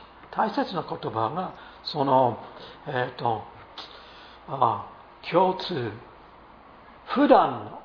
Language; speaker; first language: Japanese; non-native, fluent; English